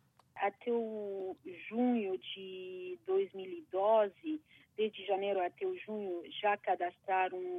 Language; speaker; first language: Portuguese; non-native, fluent; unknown